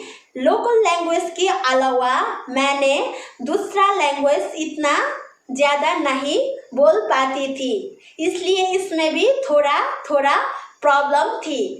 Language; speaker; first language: Hindi; non-native, local second language; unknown